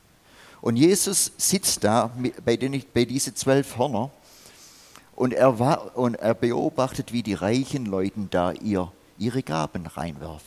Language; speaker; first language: German; non-native, fluent; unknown